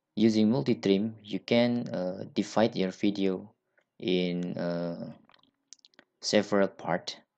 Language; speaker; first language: English; non-native, learner; Indonesian